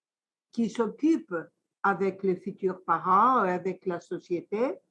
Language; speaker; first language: French; non-native, fluent; Greek